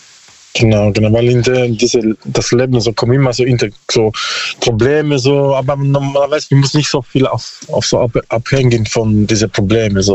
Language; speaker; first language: German; non-native, learner; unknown